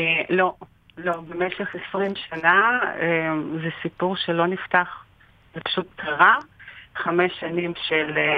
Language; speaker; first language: Hebrew; non-native, fluent; Russian